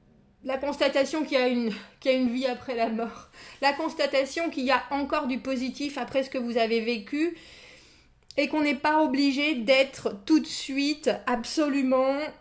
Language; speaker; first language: French; native; French